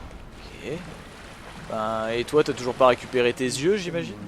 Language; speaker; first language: French; native; French